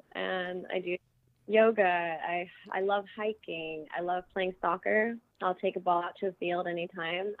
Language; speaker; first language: English; native; English